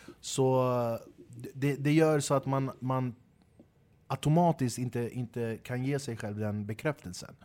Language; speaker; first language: Swedish; early bilingual, other home language; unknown